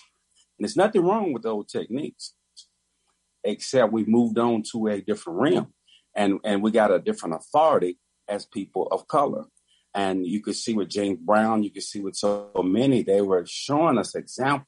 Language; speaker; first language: English; native; English